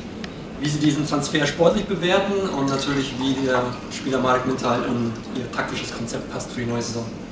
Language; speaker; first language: German; native; German